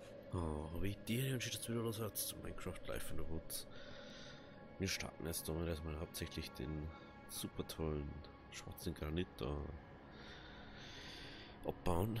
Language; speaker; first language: German; native; German